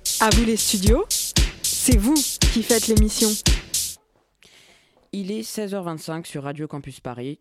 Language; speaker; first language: French; native; French